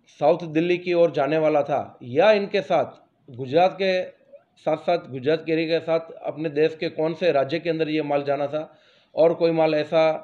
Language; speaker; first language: Hindi; non-native, local second language; Gujarati